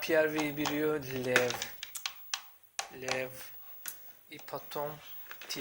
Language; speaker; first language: Russian; non-native, learner; Turkish